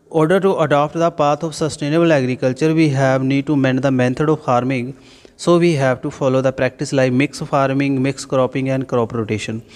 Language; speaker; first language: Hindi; non-native, local second language; Punjabi